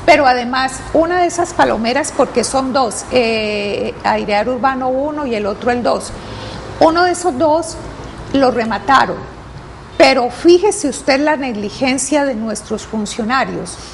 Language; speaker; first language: Spanish; native; Spanish